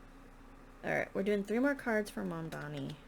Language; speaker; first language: English; native; English